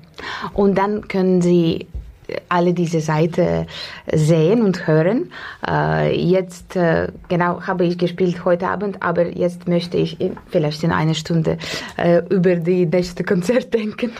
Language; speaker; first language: German; non-native, learner; Estonian